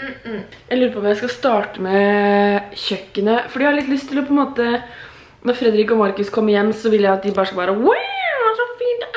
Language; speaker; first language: Norwegian; native; Norwegian